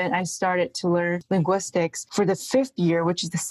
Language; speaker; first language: English; non-native, fluent; Chinese